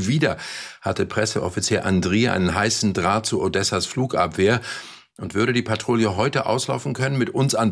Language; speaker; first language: German; native; German